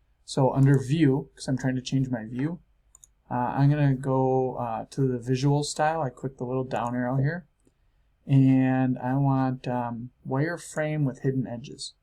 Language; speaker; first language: English; native; English